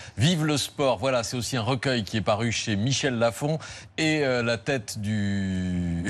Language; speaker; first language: French; native; French